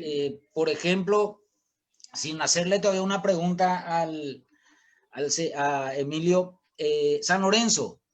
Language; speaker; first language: Spanish; native; Spanish